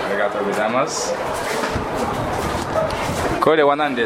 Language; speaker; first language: Japanese; non-native, fluent; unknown